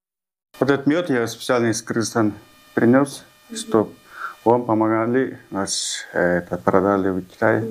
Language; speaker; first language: Russian; non-native, local second language; Kyrgyz